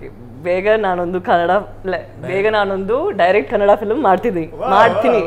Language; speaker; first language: Kannada; non-native, learner; Tamil